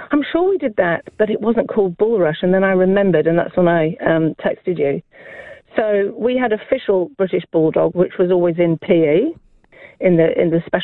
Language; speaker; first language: English; native; English